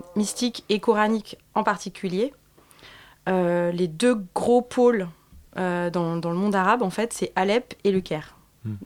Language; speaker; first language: French; native; French